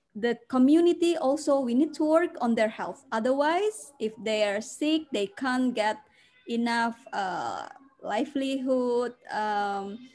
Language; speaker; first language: English; non-native, fluent; Indonesian